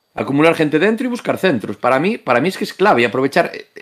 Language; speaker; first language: Spanish; native; Spanish